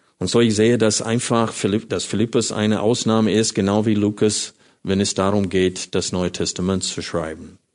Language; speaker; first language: German; non-native, fluent; English